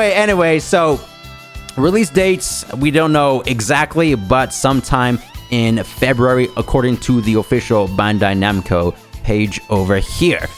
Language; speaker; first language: English; native; English